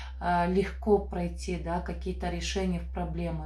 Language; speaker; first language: Russian; non-native, fluent; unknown